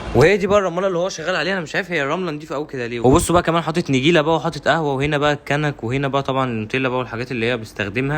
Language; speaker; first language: Arabic; native; Arabic